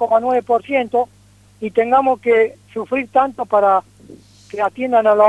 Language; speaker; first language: Spanish; native; Spanish